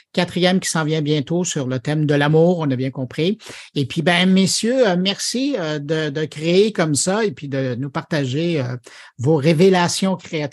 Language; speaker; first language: French; native; French